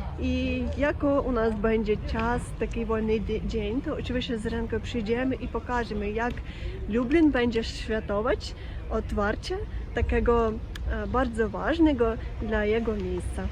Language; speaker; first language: Polish; non-native, learner; Ukrainian